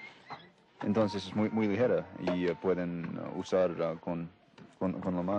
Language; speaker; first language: Spanish; non-native, fluent; English